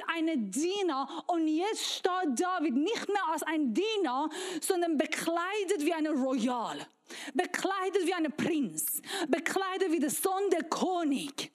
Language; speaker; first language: German; non-native, learner; Persian